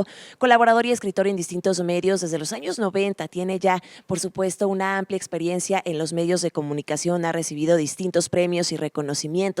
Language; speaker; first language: Spanish; native; Spanish